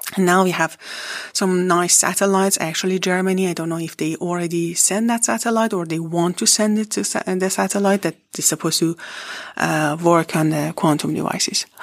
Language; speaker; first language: English; non-native, fluent; Persian